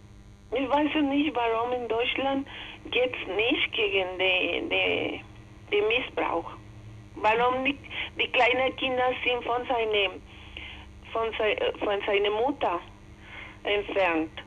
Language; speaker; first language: German; non-native, learner; Spanish